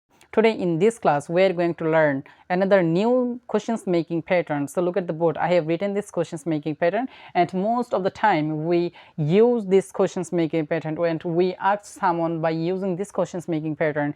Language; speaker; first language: English; non-native, local second language; Bangla